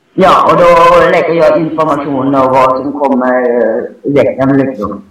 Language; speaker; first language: Swedish; non-native, fluent; Thai